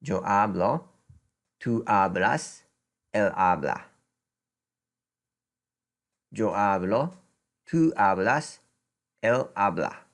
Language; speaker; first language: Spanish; non-native, fluent; Japanese